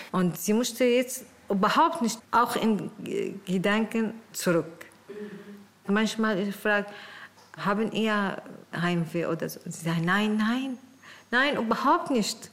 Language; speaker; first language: German; non-native, learner; Arabic